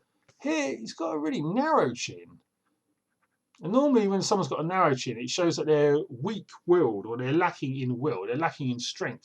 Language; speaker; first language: English; native; English